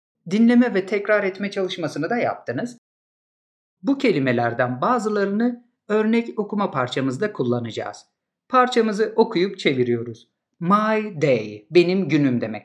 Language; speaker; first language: Turkish; native; Turkish